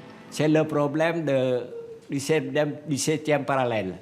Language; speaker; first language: French; non-native, fluent; Vietnamese